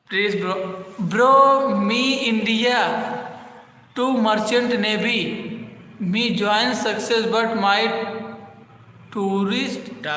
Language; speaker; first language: English; non-native, learner; Hindi